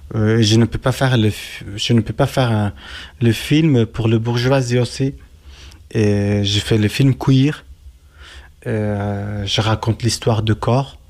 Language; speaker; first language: French; non-native, learner; Turkish